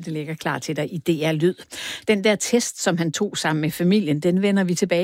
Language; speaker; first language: Danish; native; Danish